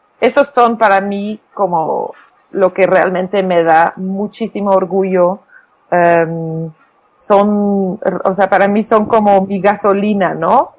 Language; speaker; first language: Spanish; non-native, fluent; Dutch